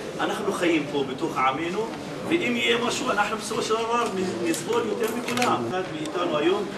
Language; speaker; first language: Hebrew; non-native, local second language; Arabic